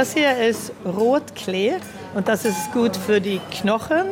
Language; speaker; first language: German; early bilingual, heritage; German